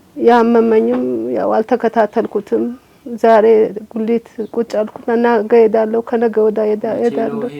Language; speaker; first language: Amharic; non-native, local second language; Sebat Bet Gurage